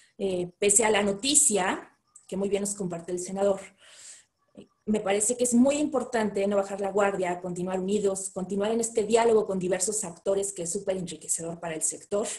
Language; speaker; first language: Spanish; native; Spanish